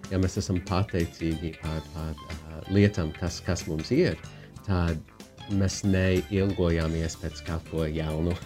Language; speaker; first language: Latvian; non-native, fluent; English